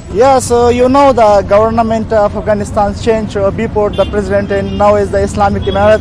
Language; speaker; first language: English; non-native, learner; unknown